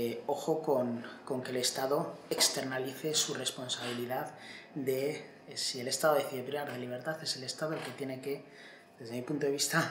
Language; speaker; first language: Spanish; native; Spanish